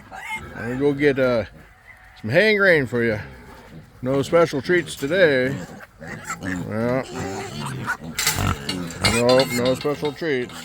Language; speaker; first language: English; native; English